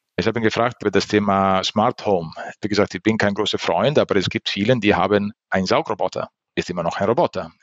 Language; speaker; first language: German; non-native, fluent; Italian